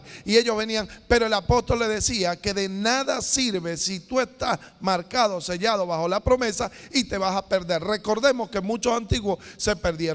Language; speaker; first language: Spanish; native; Spanish